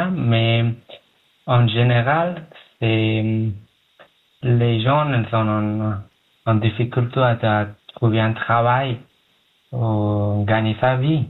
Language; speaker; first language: French; non-native, learner; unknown